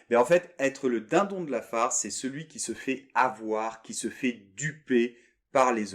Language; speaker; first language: French; native; French